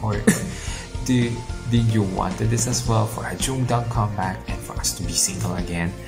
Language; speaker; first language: English; non-native, local second language; Filipino